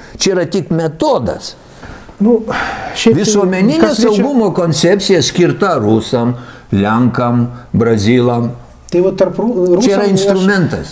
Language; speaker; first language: Lithuanian; native; Lithuanian